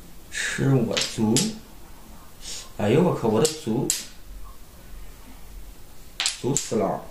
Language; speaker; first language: Chinese; native; Chinese